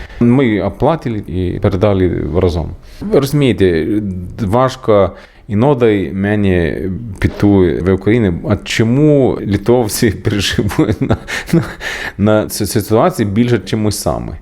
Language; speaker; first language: Ukrainian; non-native, learner; Swedish